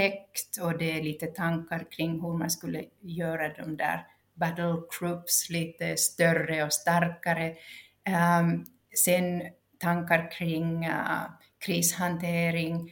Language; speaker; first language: Swedish; non-native, local second language; Finnish